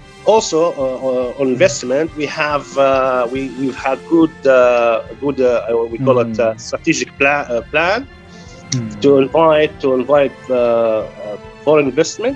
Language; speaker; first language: English; non-native, fluent; Arabic